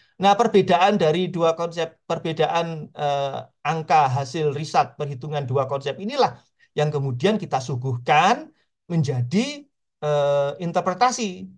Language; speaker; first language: Indonesian; native; Indonesian